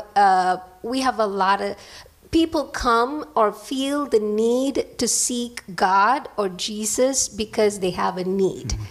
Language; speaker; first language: English; non-native, local second language; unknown